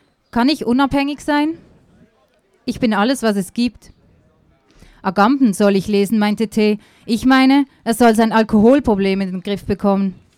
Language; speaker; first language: German; native; German